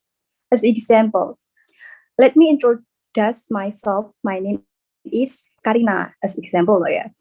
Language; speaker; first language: English; non-native, learner; Indonesian